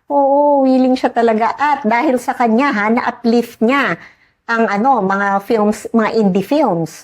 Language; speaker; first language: Filipino; native; Filipino